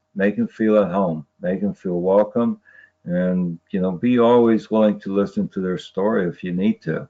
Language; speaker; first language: English; native; English